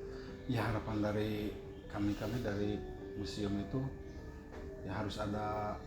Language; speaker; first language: Indonesian; native; Indonesian